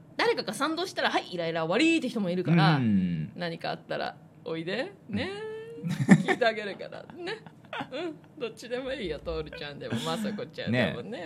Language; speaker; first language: Japanese; native; Japanese